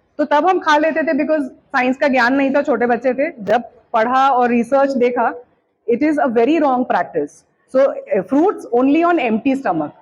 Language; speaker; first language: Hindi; non-native, local second language; Bangla